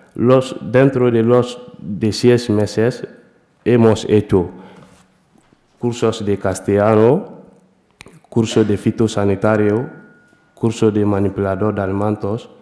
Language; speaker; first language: Spanish; non-native, learner; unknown